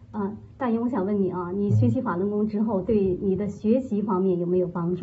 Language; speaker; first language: Chinese; native; Chinese